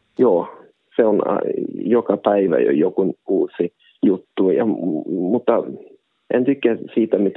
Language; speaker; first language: Finnish; non-native, local second language; Swedish